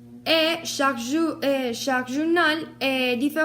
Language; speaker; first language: French; non-native, learner; Spanish